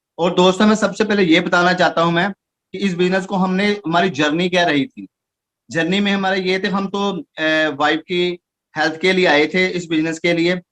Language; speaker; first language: Hindi; non-native, local second language; Punjabi